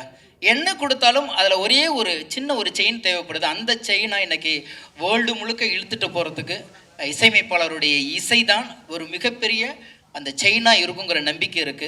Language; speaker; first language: Tamil; native; Tamil